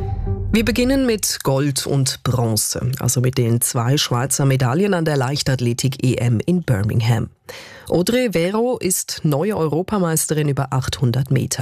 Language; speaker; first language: German; native; German